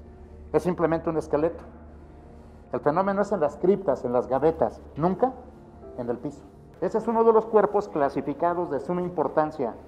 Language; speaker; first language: Spanish; native; Spanish